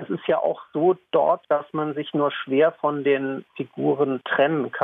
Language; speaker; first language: German; native; German